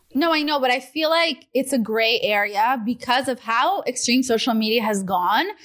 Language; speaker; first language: English; non-native, fluent; Russian